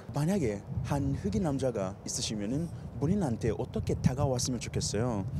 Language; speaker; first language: Korean; non-native, fluent; English